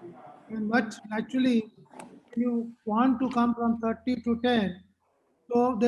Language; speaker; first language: English; non-native, local second language; Hindi